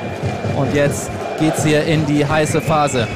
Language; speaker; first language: German; native; German